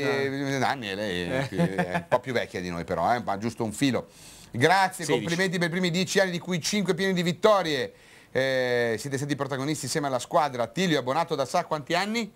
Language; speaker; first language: Italian; native; Italian